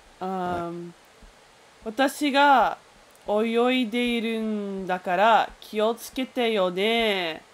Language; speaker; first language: Japanese; non-native, learner; English